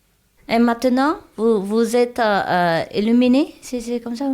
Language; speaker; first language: French; non-native, learner; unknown